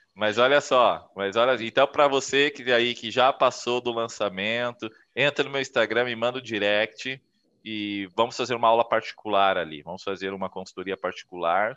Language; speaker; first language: Portuguese; native; Portuguese